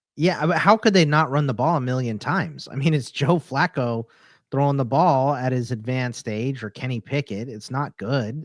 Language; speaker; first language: English; native; English